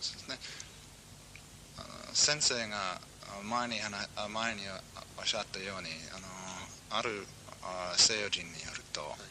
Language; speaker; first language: Japanese; non-native, fluent; English